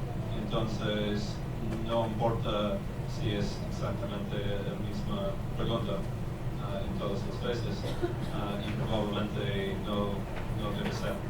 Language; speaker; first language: Spanish; non-native, learner; English